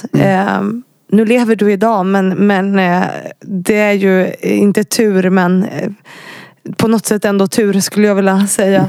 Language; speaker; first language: Swedish; native; Swedish